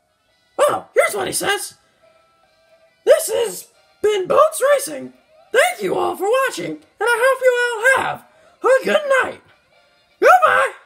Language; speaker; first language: English; native; English